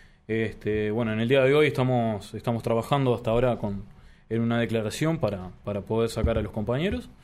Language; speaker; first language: Spanish; native; Spanish